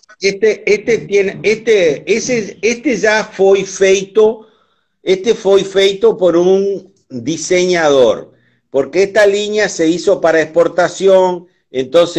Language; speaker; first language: Portuguese; non-native, learner; Spanish